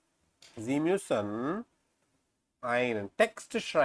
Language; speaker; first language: German; non-native, learner; Tamil